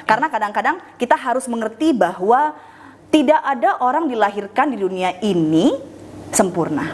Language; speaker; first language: Indonesian; native; Indonesian